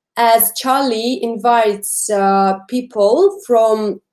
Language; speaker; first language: English; non-native, fluent; Russian